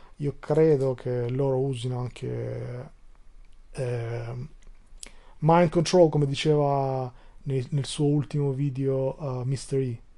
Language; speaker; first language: Italian; non-native, fluent; Albanian